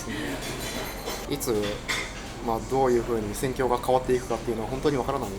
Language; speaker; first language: Japanese; native; Japanese